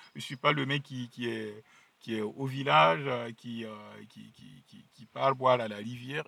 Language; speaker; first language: French; non-native, local second language; Mossi